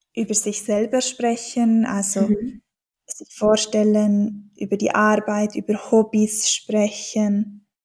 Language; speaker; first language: German; native; German